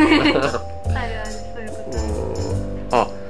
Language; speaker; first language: Japanese; native; Japanese